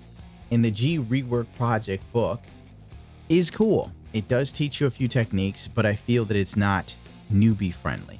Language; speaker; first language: English; native; English